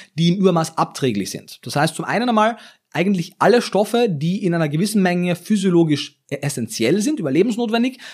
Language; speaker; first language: German; native; German